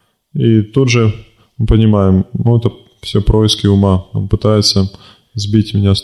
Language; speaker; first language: Russian; native; Russian